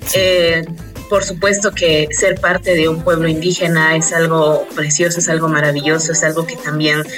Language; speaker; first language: Spanish; non-native, local second language; Kaqchikel